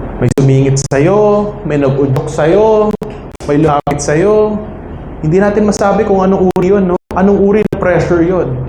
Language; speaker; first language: Filipino; native; Filipino